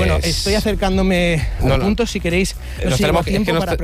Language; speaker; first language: Spanish; native; Spanish